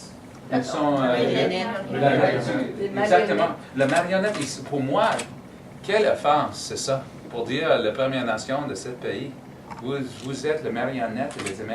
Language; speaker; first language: French; non-native, learner; English